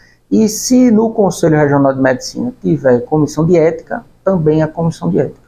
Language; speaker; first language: Portuguese; native; Portuguese